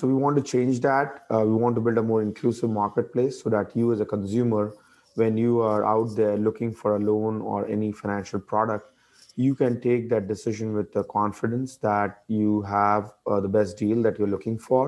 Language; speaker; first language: English; non-native, local second language; Hindi